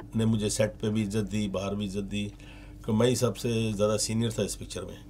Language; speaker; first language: Hindi; native; Hindi